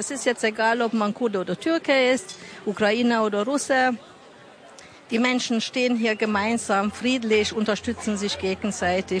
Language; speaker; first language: German; non-native, fluent; Hungarian